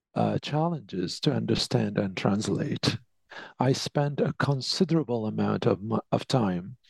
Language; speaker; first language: English; non-native, fluent; Arabic